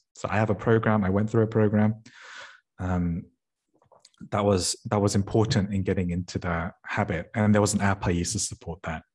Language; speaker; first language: English; native; English